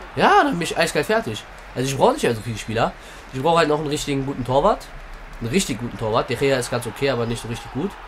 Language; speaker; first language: German; early bilingual, other home language; Turkish